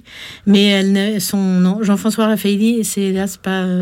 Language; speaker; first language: French; native; French